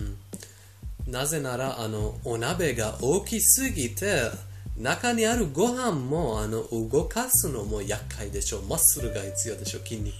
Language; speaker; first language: Japanese; non-native, fluent; Persian